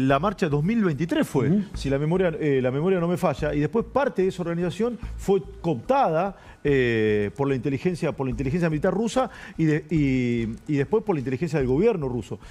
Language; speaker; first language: Spanish; native; Spanish